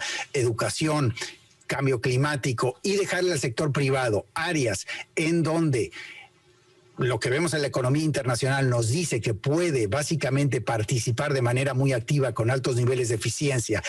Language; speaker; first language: Spanish; native; Spanish